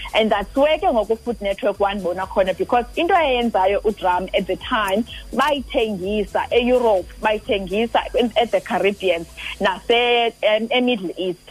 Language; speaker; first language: English; non-native, local second language; Xhosa